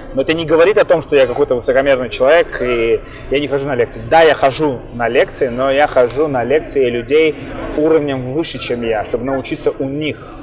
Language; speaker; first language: Russian; non-native, fluent; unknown